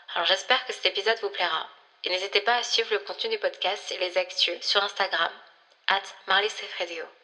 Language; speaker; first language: French; early bilingual, other home language; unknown